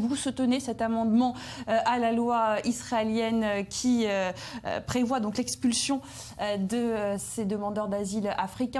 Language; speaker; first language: French; native; French